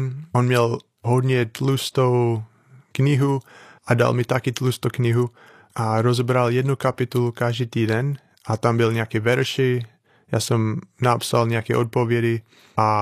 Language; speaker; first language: Czech; non-native, fluent; English